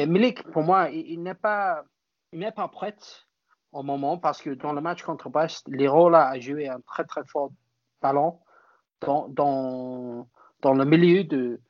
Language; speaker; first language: French; non-native, fluent; English